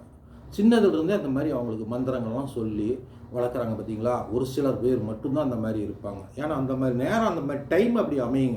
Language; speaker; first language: Tamil; native; Tamil